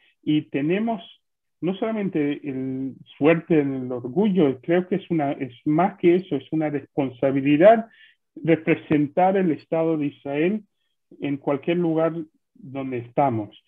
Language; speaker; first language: Spanish; non-native, fluent; Hebrew